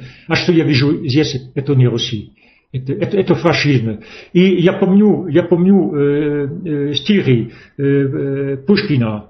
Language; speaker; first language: Russian; non-native, fluent; French